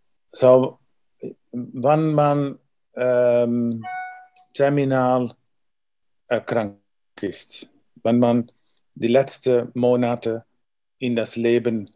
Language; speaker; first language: German; non-native, learner; Dutch